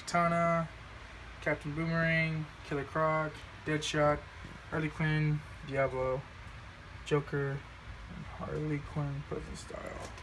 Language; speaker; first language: English; native; English